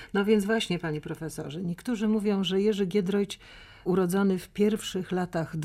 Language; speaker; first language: Polish; native; Polish